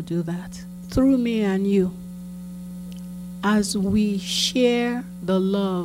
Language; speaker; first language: English; non-native, local second language; Yoruba